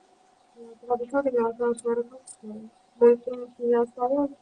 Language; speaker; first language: Indonesian; non-native, learner; Turkish